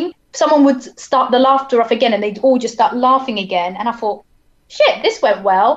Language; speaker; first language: English; native; English